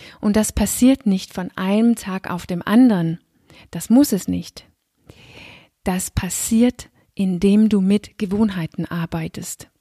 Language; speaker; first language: German; non-native, fluent; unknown